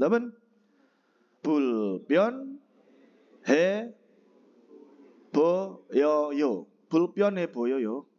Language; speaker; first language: Korean; non-native, fluent; Indonesian